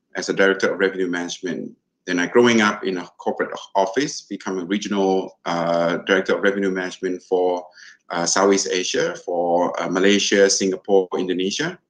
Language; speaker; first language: English; non-native, fluent; Thai